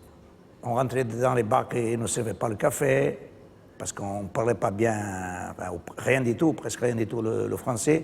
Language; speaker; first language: French; non-native, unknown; Portuguese